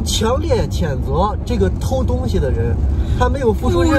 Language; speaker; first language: Chinese; native; Chinese